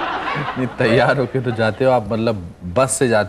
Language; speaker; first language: Hindi; native; Hindi